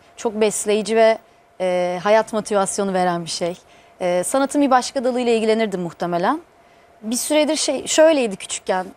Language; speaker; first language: Turkish; native; Turkish